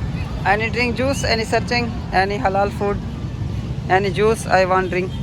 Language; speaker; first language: English; non-native, learner; Saraiki